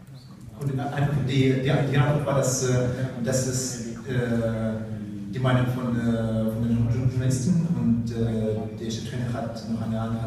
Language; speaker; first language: German; non-native, learner; Russian